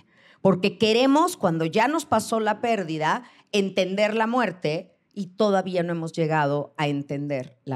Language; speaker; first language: Spanish; native; Spanish